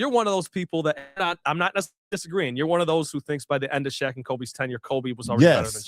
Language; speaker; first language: English; native; English